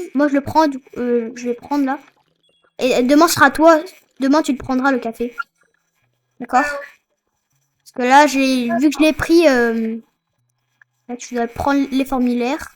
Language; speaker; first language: French; native; French